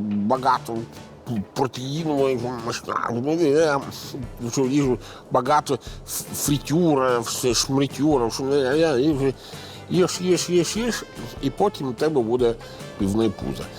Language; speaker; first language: Ukrainian; non-native, fluent; Italian